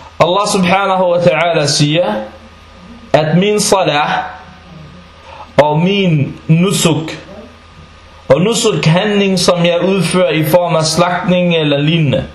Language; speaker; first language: Danish; non-native, fluent; Arabic